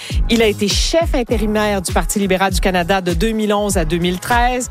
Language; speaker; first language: French; native; French